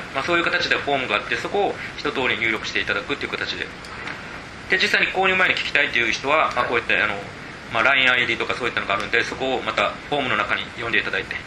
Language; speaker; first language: Japanese; native; Japanese